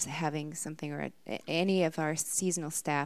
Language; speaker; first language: English; native; English